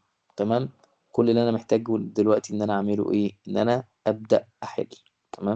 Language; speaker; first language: Arabic; native; Arabic